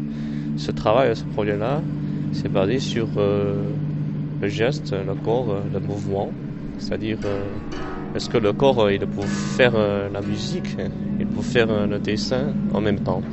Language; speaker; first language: French; non-native, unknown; Chinese